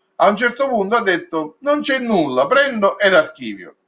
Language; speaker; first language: Italian; native; Italian